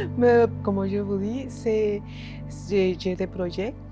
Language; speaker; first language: French; non-native, learner; Spanish